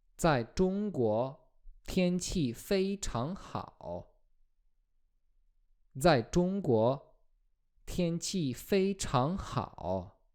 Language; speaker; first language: Chinese; non-native, fluent; Polish